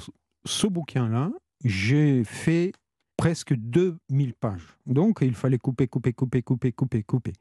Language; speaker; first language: French; non-native, fluent; Russian